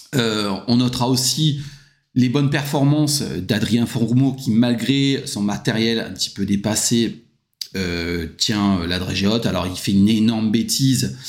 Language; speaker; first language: French; native; French